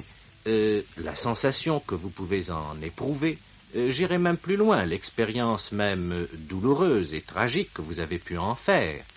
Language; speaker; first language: French; native; French